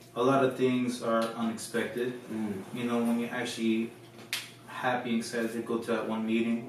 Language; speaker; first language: English; early bilingual, other home language; Filipino